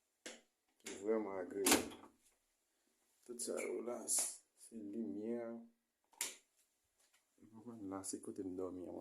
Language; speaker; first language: French; non-native, learner; Haitian Creole